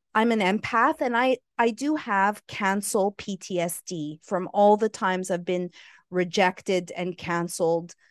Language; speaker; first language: English; native; English